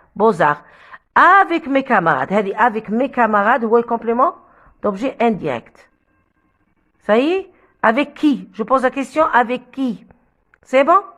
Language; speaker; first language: French; non-native, local second language; Arabic